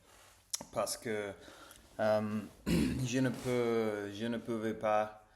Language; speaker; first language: French; non-native, learner; English